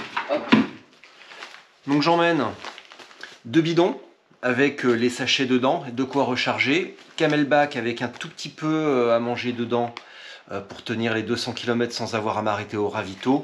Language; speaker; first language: French; native; French